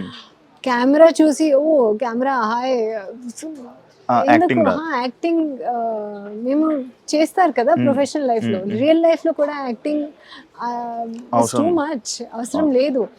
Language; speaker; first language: Telugu; non-native, learner; Hindi